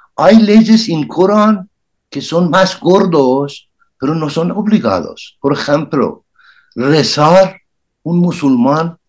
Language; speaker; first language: Spanish; non-native, learner; Persian